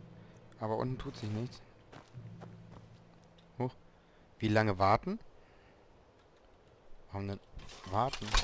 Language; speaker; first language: German; native; German